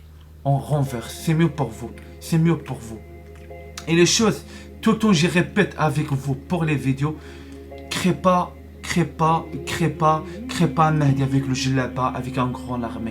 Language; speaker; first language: French; non-native, learner; Arabic